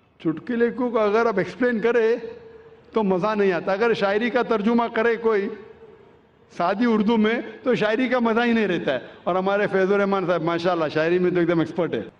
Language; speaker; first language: Urdu; non-native, local second language; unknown